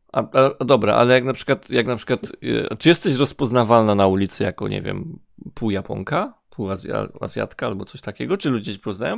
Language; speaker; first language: Polish; native; Polish